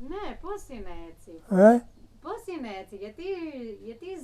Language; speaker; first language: Greek; early bilingual, heritage; English